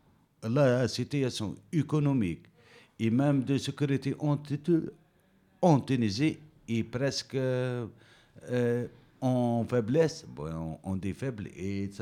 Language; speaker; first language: French; non-native, learner; Berber languages